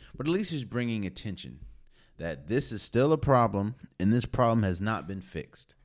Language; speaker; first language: English; native; English